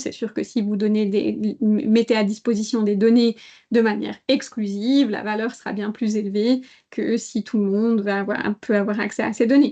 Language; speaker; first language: French; native; French